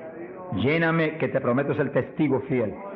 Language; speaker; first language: Spanish; native; Spanish